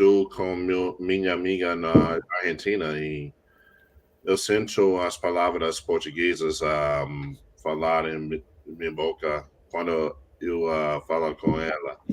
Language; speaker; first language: Portuguese; non-native, learner; English